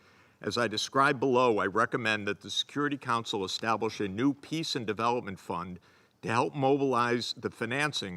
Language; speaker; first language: English; native; English